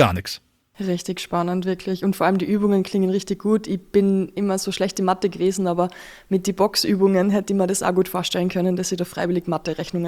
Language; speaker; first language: German; native; German